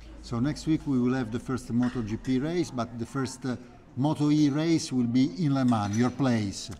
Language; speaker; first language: English; non-native, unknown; Italian